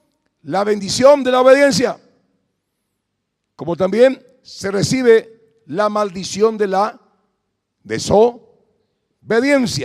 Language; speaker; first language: Spanish; native; Spanish